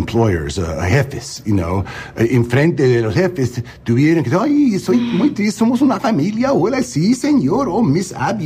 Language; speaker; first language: Spanish; non-native, learner; English